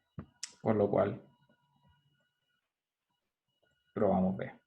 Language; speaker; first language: Spanish; native; Spanish